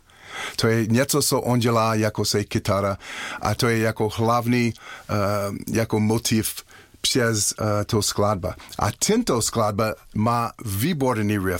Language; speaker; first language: Czech; non-native, learner; English